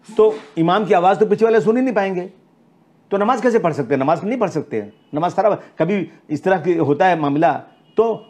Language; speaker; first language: Hindi; native; Hindi